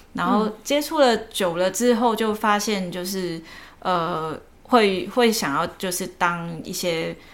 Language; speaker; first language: Chinese; non-native, local second language; Cantonese